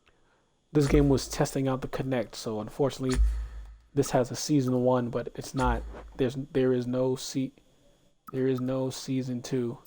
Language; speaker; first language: English; native; English